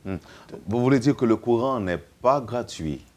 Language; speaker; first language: French; native; French